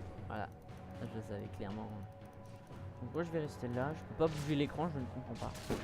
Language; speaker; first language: French; native; French